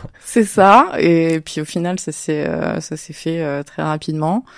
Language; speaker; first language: French; native; French